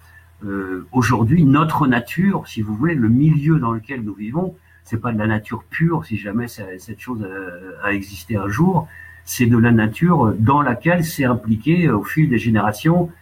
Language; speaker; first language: French; native; French